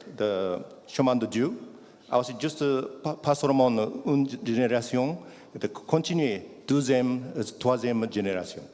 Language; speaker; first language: French; non-native, learner; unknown